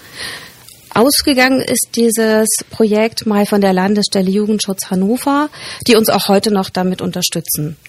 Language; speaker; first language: German; native; German